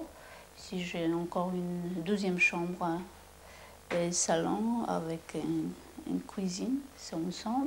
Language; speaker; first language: French; non-native, fluent; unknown